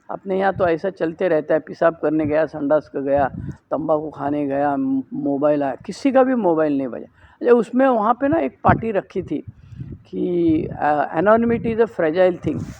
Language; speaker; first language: Hindi; non-native, local second language; Marathi